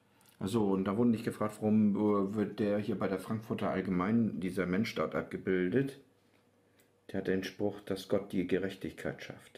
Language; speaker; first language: German; native; German